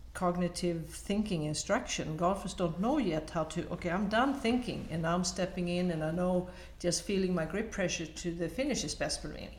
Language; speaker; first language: English; non-native, fluent; Swedish